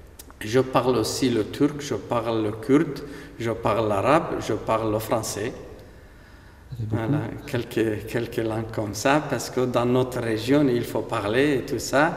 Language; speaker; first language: French; non-native, fluent; Aramaic